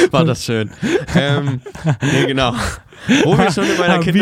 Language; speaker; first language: German; native; German